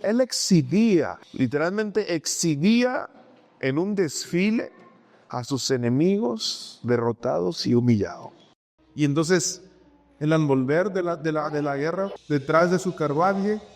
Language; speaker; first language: Spanish; native; Spanish